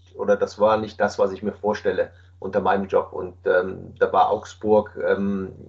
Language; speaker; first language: German; native; German